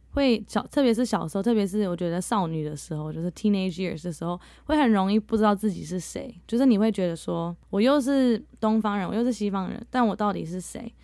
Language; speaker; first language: Chinese; early bilingual, heritage; Chinese